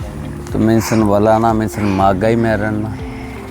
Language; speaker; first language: Filipino; non-native, learner; Punjabi